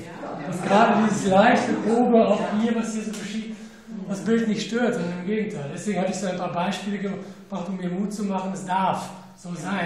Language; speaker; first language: German; native; German